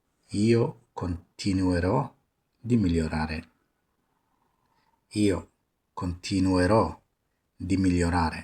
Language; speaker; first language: Italian; non-native, fluent; Somali